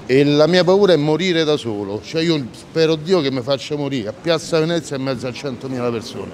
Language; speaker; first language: Italian; native; Italian